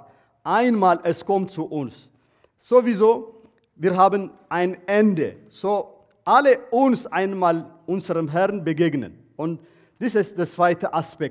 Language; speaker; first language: German; non-native, learner; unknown